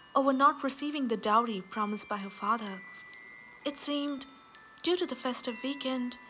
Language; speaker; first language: English; non-native, local second language; Hindi